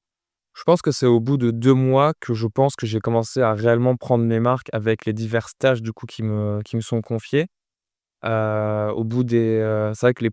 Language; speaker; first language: French; native; French